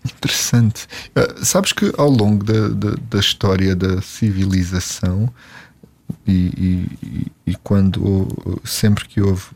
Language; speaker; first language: Portuguese; native; Portuguese